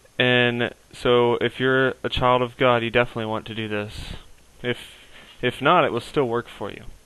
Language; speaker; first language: English; native; English